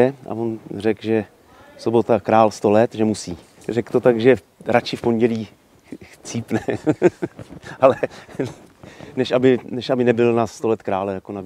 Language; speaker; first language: Czech; native; Czech